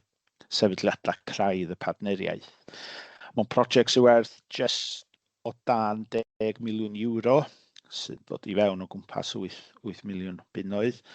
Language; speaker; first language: Welsh; native; Welsh